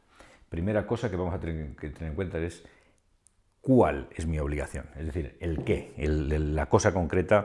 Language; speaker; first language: Spanish; native; Spanish